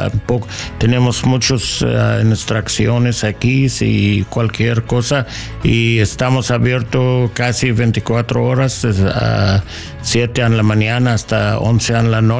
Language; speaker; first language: Spanish; non-native, learner; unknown